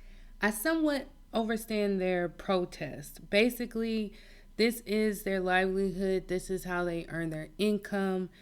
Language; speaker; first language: English; native; English